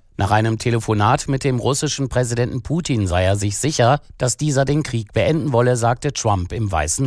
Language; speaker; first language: German; native; German